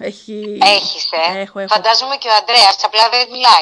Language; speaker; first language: Greek; native; Greek